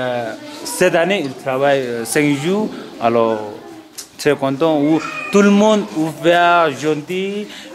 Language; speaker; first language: French; non-native, learner; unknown